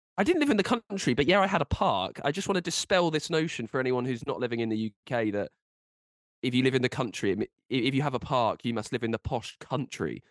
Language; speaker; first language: English; native; English